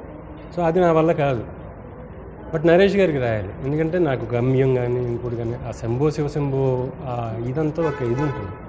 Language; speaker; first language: Telugu; native; Telugu